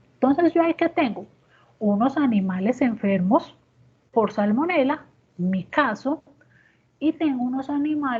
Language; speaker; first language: Spanish; native; Spanish